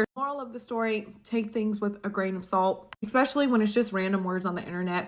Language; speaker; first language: English; native; English